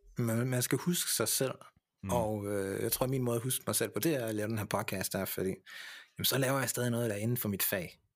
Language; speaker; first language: Danish; early bilingual, other home language; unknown